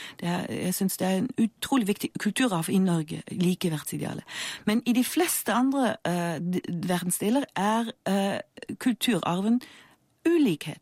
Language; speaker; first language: Norwegian; non-native, fluent; German